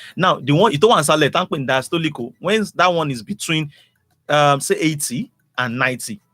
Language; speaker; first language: English; non-native, local second language; Yoruba